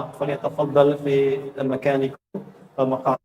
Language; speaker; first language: Arabic; non-native, fluent; Indonesian